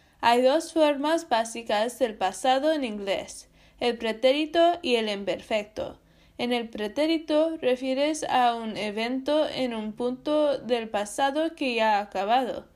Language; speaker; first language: Spanish; non-native, learner; English